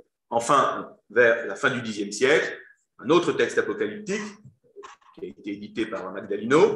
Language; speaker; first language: French; native; French